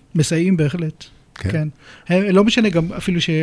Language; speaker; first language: Hebrew; native; Hebrew